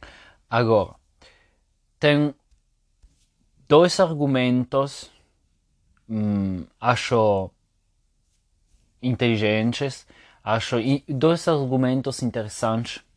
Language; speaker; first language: Portuguese; non-native, fluent; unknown